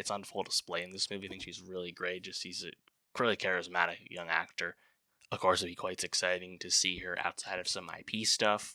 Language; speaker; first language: English; native; English